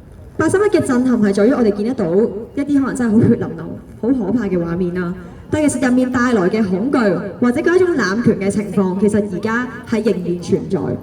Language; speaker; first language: Cantonese; native; Cantonese